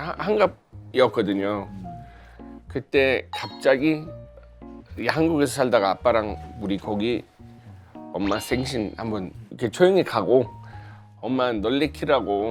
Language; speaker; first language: Korean; non-native, fluent; English